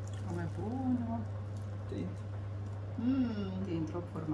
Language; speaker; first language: Italian; non-native, learner; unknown